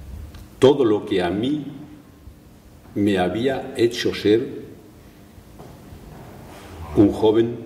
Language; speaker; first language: Spanish; early bilingual, heritage; Spanish